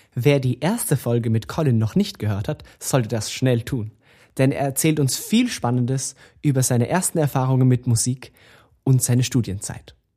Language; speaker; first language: German; native; German